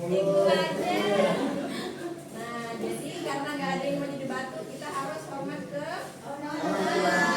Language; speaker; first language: Indonesian; native; Indonesian